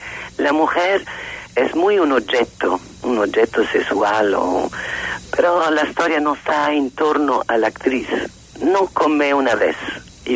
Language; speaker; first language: Spanish; non-native, learner; Italian